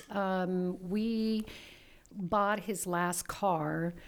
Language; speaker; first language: English; early bilingual, other home language; Italian